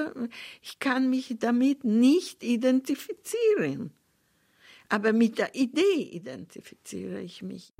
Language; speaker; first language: German; non-native, fluent; Hungarian